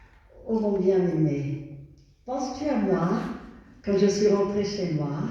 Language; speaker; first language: French; non-native, fluent; Vietnamese